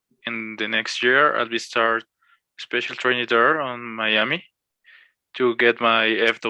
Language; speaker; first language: English; non-native, learner; Spanish